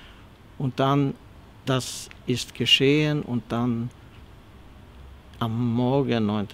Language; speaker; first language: German; early bilingual, heritage; Swedish